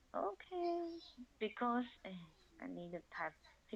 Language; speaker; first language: English; non-native, learner; Chinese